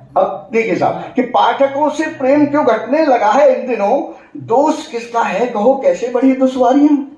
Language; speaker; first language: Hindi; native; Hindi